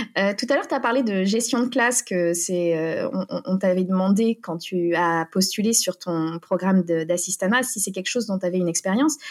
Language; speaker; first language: French; native; French